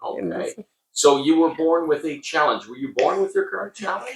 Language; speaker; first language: English; native; English